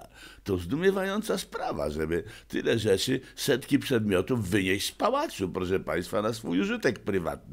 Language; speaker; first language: Polish; native; Polish